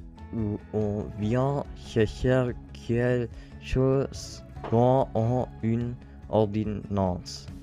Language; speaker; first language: French; non-native, learner; German